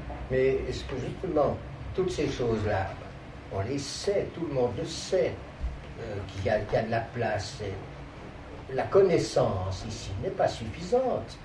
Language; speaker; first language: French; native; French